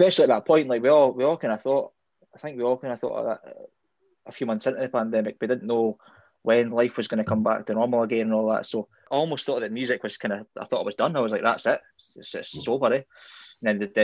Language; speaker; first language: English; native; English